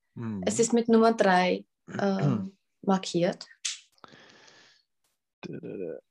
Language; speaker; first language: German; non-native, fluent; Czech